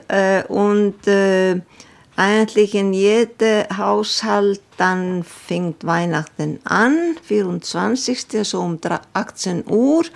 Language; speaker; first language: German; non-native, fluent; Icelandic